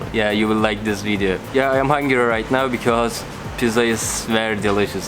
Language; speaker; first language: English; non-native, learner; Turkish